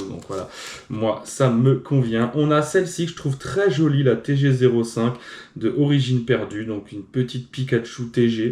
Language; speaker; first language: French; native; French